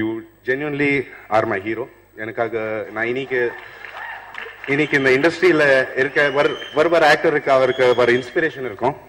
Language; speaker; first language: Tamil; non-native, fluent; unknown